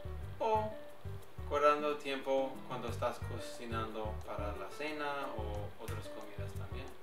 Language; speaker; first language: Spanish; early bilingual, heritage; English